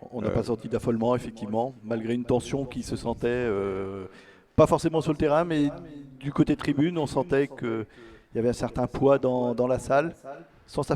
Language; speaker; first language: French; native; French